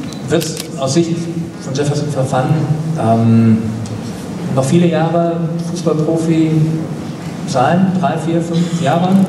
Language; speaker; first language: German; native; German